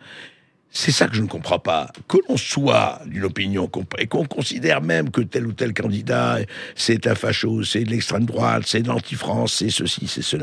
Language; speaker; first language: French; native; French